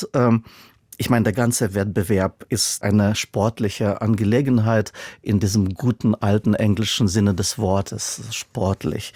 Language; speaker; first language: German; non-native, fluent; Russian